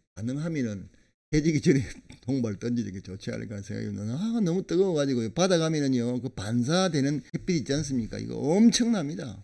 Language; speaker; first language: Korean; native; Korean